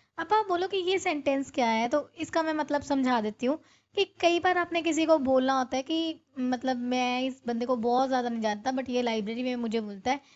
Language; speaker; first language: Hindi; non-native, local second language; Punjabi